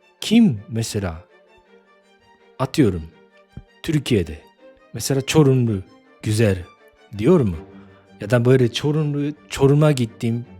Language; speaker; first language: Turkish; non-native, fluent; Japanese